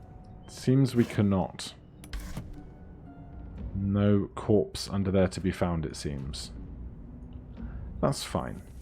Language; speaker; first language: English; native; English